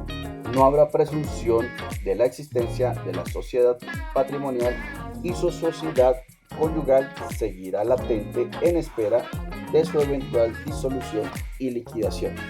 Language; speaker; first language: Spanish; native; Spanish